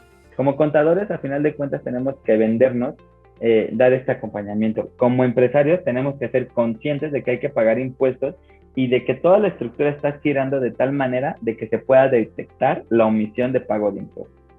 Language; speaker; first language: Spanish; native; Spanish